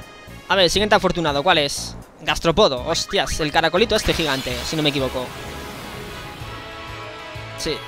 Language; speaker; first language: Spanish; native; Spanish